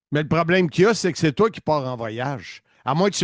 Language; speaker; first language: French; native; French